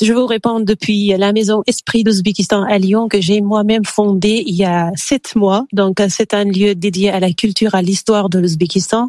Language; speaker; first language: French; non-native, fluent; Uzbek